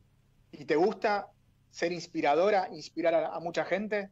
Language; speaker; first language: Spanish; native; Spanish